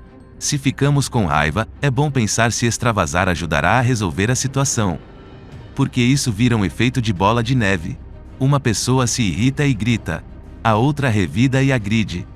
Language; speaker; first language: Portuguese; native; Portuguese